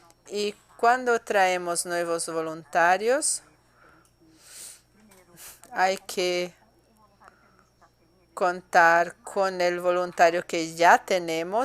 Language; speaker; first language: Spanish; non-native, fluent; Portuguese